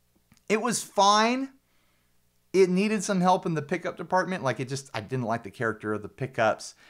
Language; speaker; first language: English; native; English